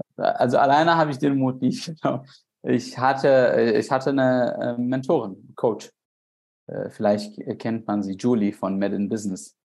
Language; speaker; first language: German; non-native, fluent; Arabic